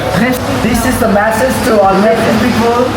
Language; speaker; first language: English; non-native, learner; Nepali